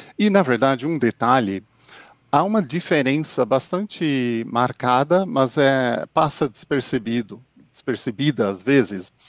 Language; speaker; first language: Portuguese; non-native, fluent; English